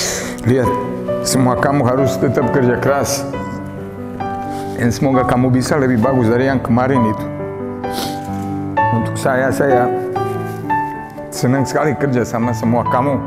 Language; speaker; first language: Indonesian; non-native, fluent; Serbian